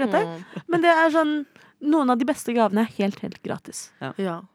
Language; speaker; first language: Norwegian; native; Norwegian